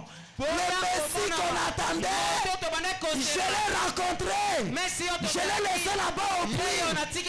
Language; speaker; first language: French; non-native, local second language; Lingala